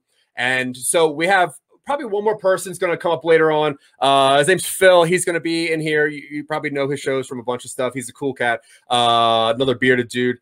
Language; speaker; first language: English; native; English